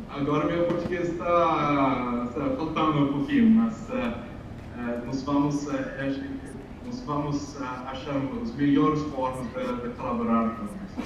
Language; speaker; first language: Portuguese; non-native, fluent; English